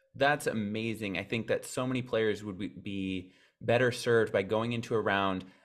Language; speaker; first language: English; native; English